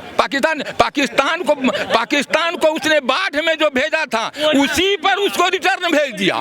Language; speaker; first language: Hindi; native; Hindi